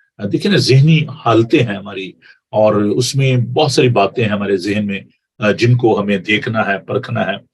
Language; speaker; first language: Urdu; non-native, local second language; Punjabi